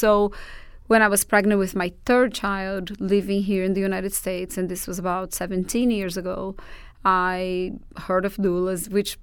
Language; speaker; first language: English; non-native, fluent; Portuguese